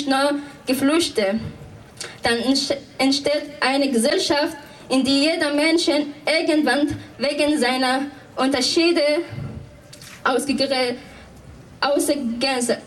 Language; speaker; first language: German; non-native, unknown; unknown